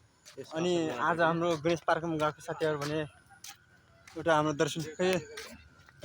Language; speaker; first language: Nepali; native; Nepali